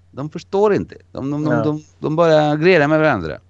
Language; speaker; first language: Swedish; non-native, fluent; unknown